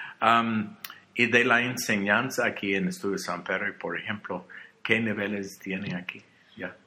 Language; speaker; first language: Spanish; non-native, learner; English